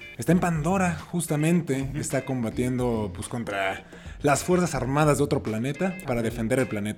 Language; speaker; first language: Spanish; native; Spanish